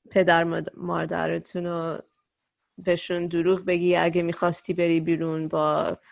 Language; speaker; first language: Persian; early bilingual, other home language; English